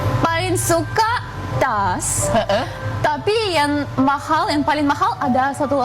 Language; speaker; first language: Indonesian; non-native, learner; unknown